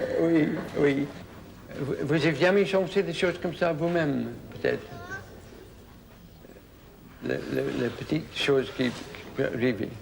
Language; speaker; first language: French; non-native, fluent; English